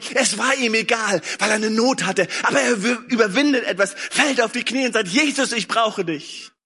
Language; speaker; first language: German; native; German